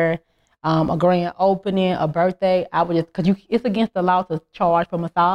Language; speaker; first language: English; native; English